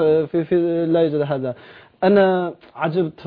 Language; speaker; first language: Arabic; non-native, learner; Chinese